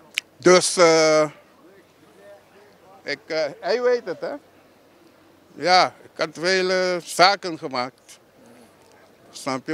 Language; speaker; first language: Dutch; non-native, local second language; Papiamento